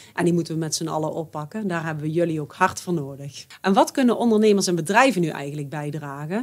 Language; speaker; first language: Dutch; native; Dutch